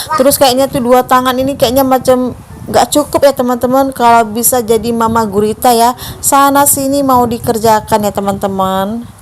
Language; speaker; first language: Indonesian; native; Indonesian